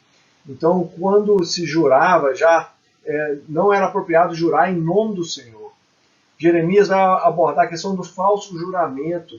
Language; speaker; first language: Portuguese; native; Portuguese